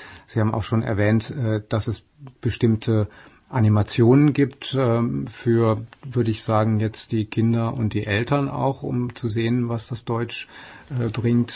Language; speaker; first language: German; native; German